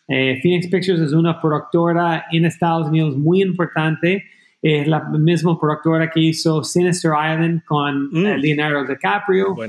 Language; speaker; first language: Spanish; non-native, fluent; English